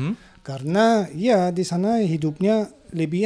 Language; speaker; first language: Indonesian; non-native, learner; German